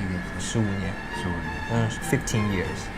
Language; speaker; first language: English; non-native, learner; Chinese